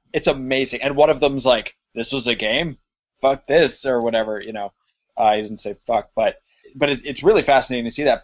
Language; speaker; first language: English; native; English